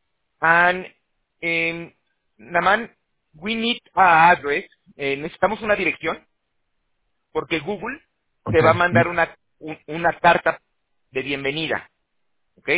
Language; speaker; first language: Spanish; native; Spanish